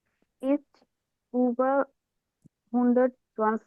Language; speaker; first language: German; non-native, learner; Bangla